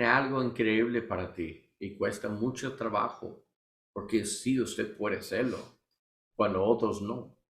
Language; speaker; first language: Spanish; non-native, learner; English